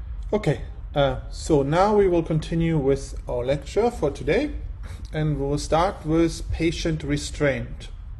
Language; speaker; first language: English; non-native, fluent; German